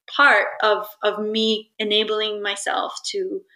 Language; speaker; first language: English; early bilingual, other home language; Italian